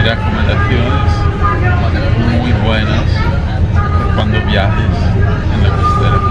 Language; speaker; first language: Spanish; non-native, learner; Italian